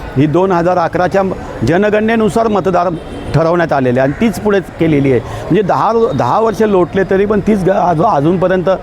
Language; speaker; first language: Marathi; native; Marathi